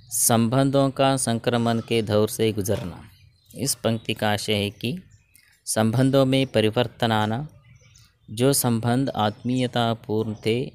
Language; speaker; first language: Hindi; non-native, local second language; Kannada